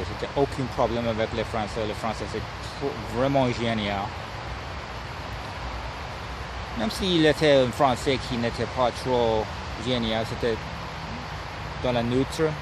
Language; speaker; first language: French; non-native, learner; English